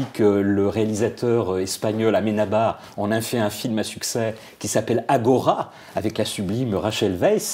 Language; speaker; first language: French; native; French